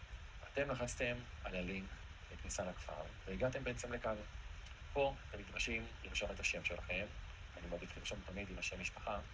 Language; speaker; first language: Hebrew; native; Hebrew